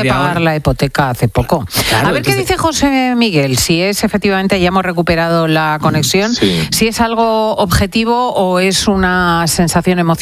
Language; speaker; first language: Spanish; native; Spanish